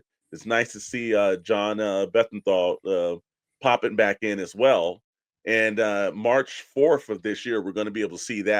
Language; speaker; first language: English; native; English